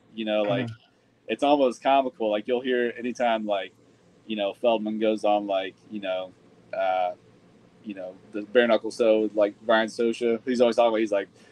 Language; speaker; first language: English; native; English